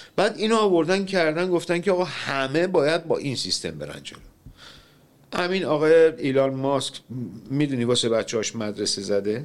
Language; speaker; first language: Persian; native; Persian